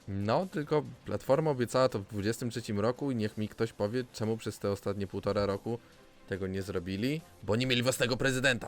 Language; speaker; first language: Polish; native; Polish